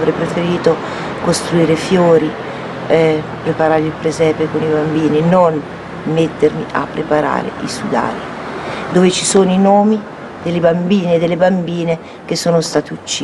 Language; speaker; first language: Italian; native; Italian